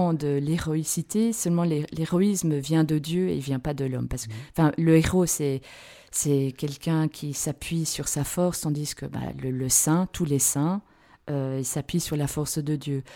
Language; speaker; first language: French; native; French